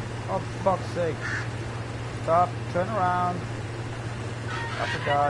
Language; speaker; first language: English; non-native, fluent; Danish